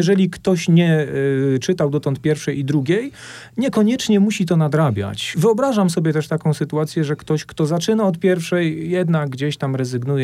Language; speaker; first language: Polish; native; Polish